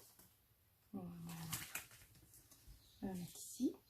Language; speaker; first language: French; native; French